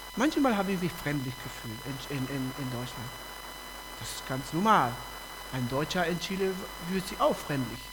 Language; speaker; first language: German; non-native, fluent; Spanish